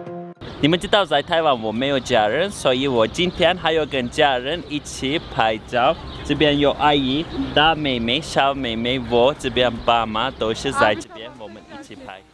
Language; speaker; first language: Chinese; non-native, learner; Turkish